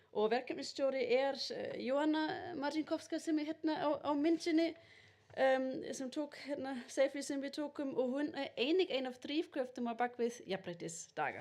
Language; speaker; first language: Icelandic; non-native, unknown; German